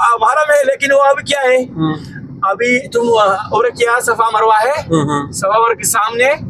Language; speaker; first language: Hindi; non-native, learner; Baluchi